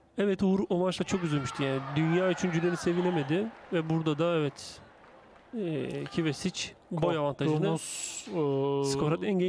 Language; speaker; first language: Turkish; native; Turkish